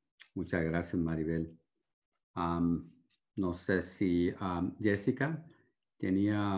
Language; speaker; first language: Spanish; early bilingual, heritage; Spanish